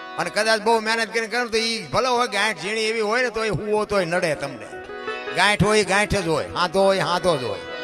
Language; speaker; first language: Gujarati; native; Gujarati